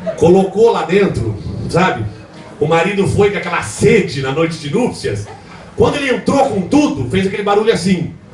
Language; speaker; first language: Portuguese; native; Portuguese